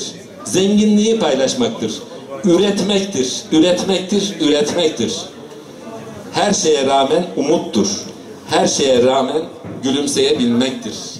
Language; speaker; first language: Turkish; native; Turkish